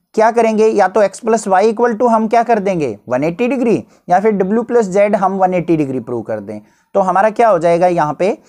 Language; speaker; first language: Hindi; native; Hindi